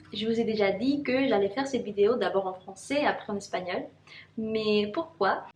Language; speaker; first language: French; non-native, fluent; Spanish